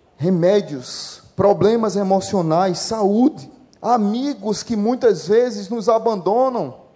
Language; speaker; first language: Portuguese; native; Portuguese